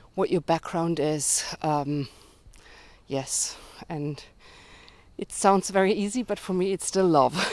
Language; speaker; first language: English; early bilingual, heritage; German